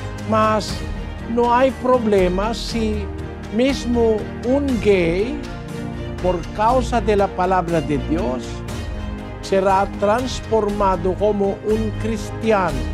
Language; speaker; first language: Spanish; non-native, learner; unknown